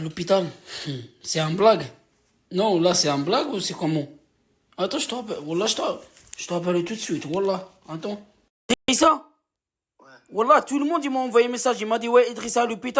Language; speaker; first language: French; non-native, learner; Arabic